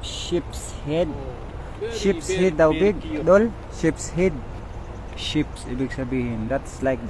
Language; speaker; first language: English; non-native, learner; Filipino